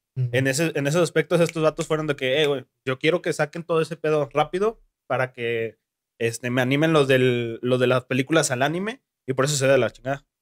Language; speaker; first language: Spanish; native; Spanish